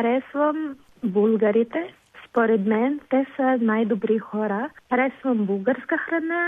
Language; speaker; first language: Bulgarian; non-native, learner; Filipino